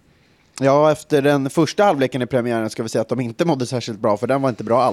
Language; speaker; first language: Swedish; native; Swedish